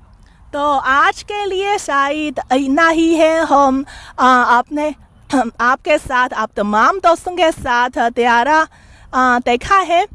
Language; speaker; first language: Hindi; non-native, fluent; Chinese